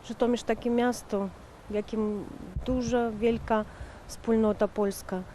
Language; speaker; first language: Polish; non-native, fluent; Ukrainian